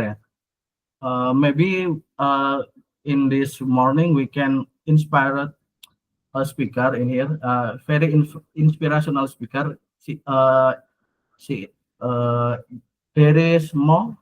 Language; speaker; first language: English; non-native, learner; Indonesian